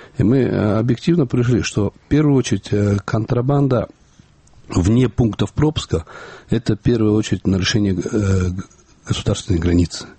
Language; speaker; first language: Russian; non-native, local second language; Kyrgyz